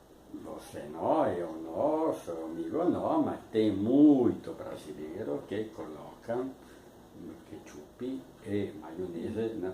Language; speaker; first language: Portuguese; non-native, fluent; Italian